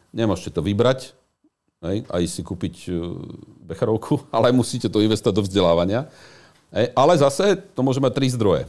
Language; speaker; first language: Slovak; native; Slovak